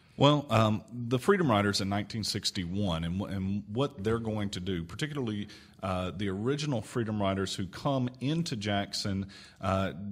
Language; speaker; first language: English; native; English